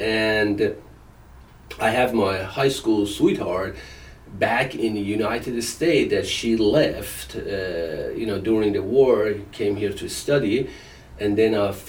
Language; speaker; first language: English; non-native, fluent; Persian